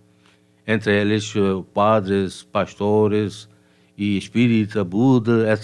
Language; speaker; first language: Portuguese; non-native, fluent; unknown